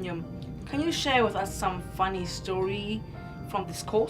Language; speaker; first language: English; non-native, learner; Vietnamese